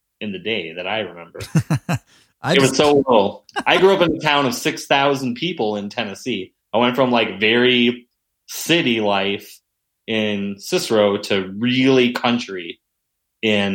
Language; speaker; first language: English; native; English